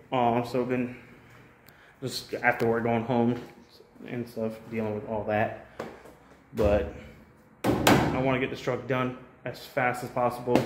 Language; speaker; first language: English; native; English